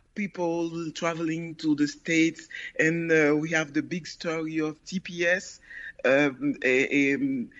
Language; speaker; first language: English; non-native, learner; Haitian Creole